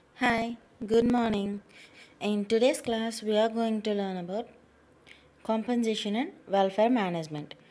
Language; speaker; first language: English; non-native, local second language; Telugu